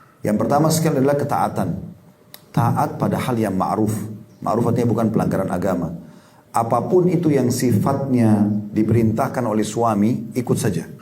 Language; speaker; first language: Indonesian; native; Indonesian